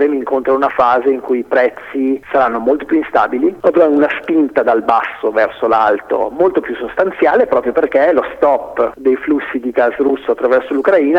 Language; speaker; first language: Italian; native; Italian